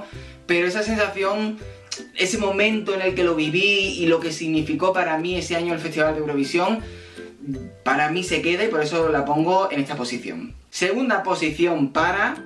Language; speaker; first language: Spanish; native; Spanish